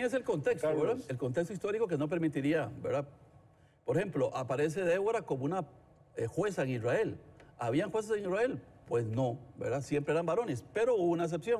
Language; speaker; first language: Spanish; native; Spanish